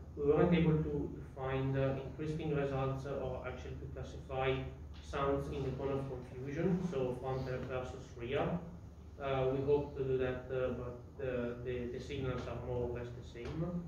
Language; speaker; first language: English; non-native, fluent; Italian